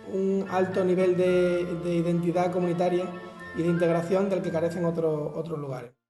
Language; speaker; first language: Spanish; native; Spanish